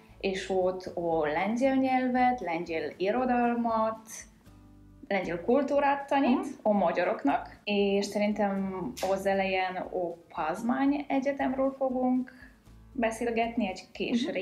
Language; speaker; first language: Hungarian; non-native, fluent; Polish